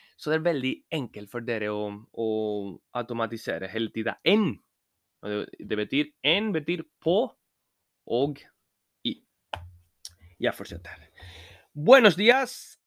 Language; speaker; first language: Norwegian; non-native, learner; Spanish